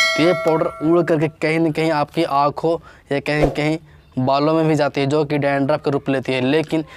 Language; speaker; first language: Hindi; native; Hindi